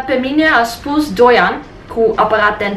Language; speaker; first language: Romanian; non-native, learner; Dutch